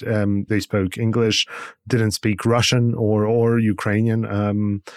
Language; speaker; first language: English; non-native, fluent; Polish